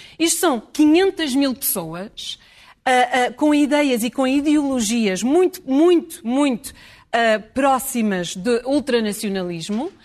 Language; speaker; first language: Portuguese; early bilingual, heritage; English